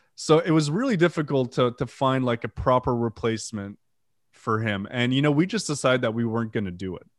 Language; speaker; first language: English; non-native, fluent; French